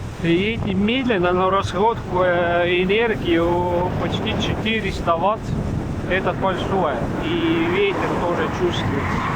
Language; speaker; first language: Russian; non-native, local second language; Estonian